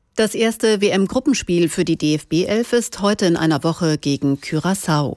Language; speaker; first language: German; native; German